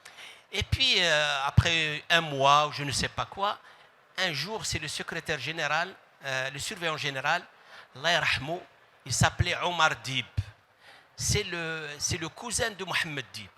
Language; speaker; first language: French; non-native, local second language; Arabic